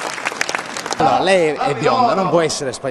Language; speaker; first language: Italian; native; Italian